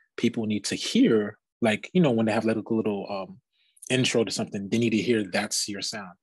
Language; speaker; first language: English; native; English